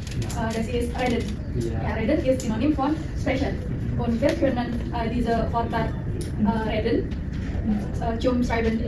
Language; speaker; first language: German; non-native, learner; Indonesian